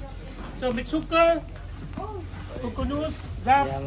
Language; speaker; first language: German; non-native, learner; Vietnamese